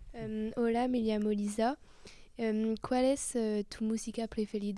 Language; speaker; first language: Spanish; non-native, learner; French